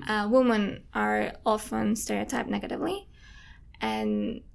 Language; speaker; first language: English; non-native, fluent; Turkish